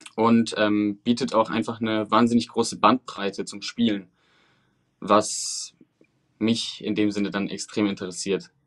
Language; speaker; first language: German; early bilingual, other home language; Spanish